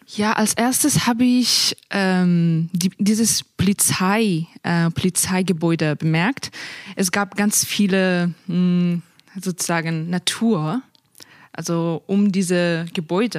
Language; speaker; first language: German; non-native, fluent; Persian